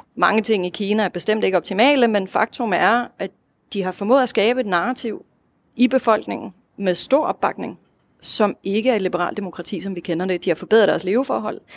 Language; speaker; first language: Danish; non-native, fluent; Russian